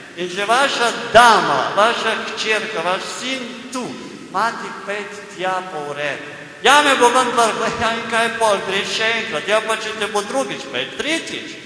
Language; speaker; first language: Slovenian; native; Slovenian